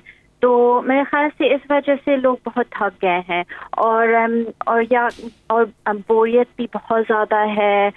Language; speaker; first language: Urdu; early bilingual, heritage; English